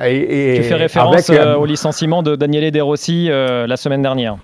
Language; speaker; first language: French; native; French